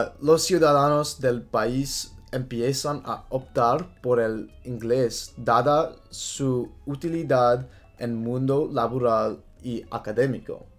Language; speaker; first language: Spanish; non-native, learner; English